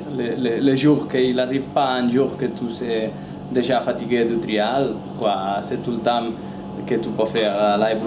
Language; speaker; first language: French; non-native, learner; Spanish